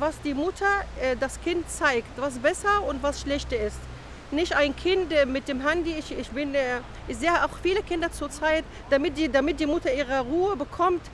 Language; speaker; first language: German; non-native, fluent; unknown